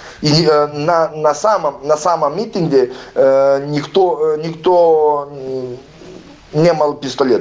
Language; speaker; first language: Russian; non-native, learner; Serbian